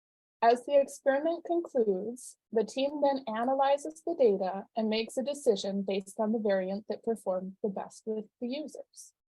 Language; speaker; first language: English; native; English